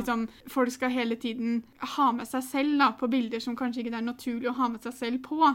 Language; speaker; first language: Norwegian; native; Norwegian